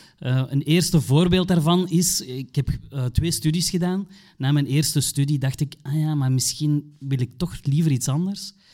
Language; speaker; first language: Dutch; native; Dutch